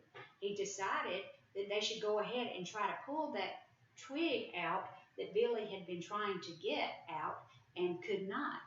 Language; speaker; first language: English; native; English